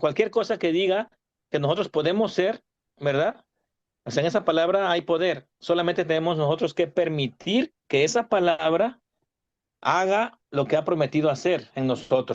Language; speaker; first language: Spanish; native; Spanish